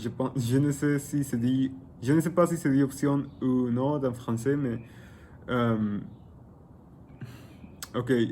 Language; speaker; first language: French; non-native, learner; Spanish